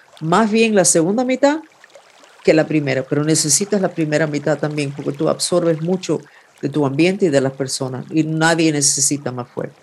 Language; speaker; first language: Spanish; non-native, fluent; English